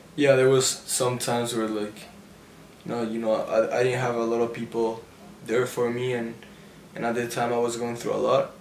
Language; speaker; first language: English; early bilingual, other home language; Spanish